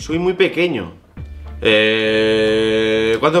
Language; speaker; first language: Spanish; native; Spanish